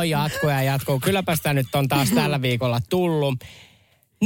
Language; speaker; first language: Finnish; native; Finnish